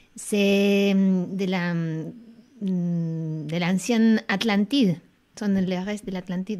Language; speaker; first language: French; non-native, fluent; Spanish